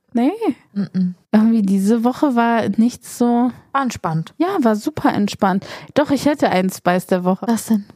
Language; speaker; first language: German; early bilingual, other home language; Polish